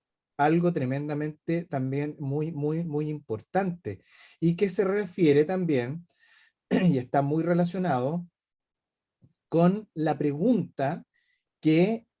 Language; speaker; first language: Spanish; native; Spanish